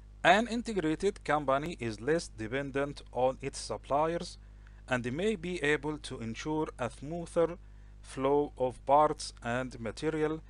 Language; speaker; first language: English; non-native, local second language; Arabic